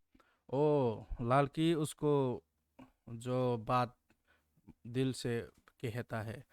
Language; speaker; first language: Hindi; non-native, local second language; Kok Borok